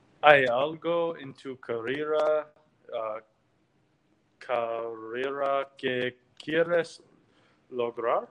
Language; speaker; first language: Spanish; non-native, learner; English